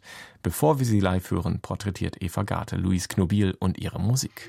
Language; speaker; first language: German; native; German